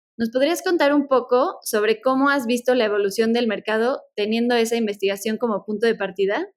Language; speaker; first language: Spanish; native; Spanish